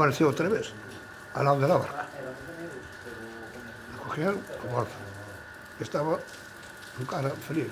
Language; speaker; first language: Spanish; native; Spanish